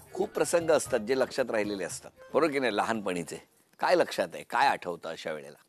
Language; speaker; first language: Marathi; native; Marathi